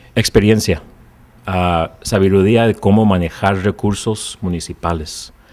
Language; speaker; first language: Spanish; early bilingual, heritage; Spanish